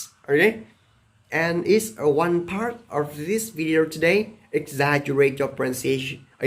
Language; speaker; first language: English; non-native, learner; Vietnamese